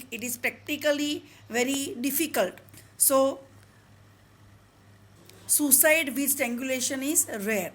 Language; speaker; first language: English; non-native, local second language; Gujarati